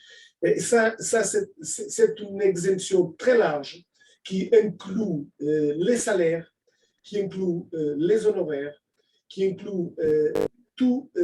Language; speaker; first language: French; non-native, fluent; Portuguese